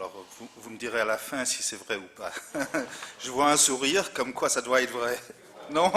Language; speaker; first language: French; non-native, fluent; English